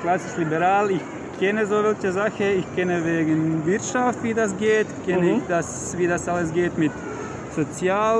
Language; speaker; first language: German; non-native, learner; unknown